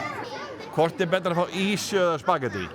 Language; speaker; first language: Icelandic; native; Icelandic